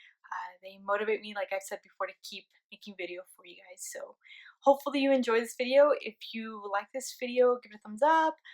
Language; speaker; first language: English; early bilingual, other home language; Spanish